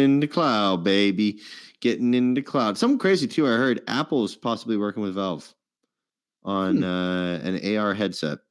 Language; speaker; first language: English; native; English